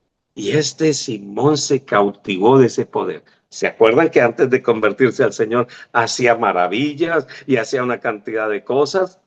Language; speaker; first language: Spanish; native; Spanish